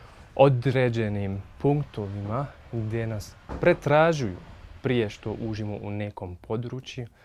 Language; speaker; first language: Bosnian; non-native, fluent; Arabic